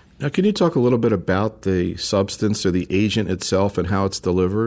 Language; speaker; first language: English; native; English